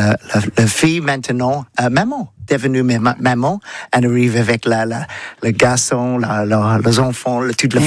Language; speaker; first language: French; non-native, learner; English